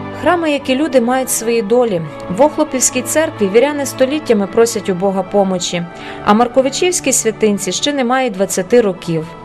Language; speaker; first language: Ukrainian; native; Ukrainian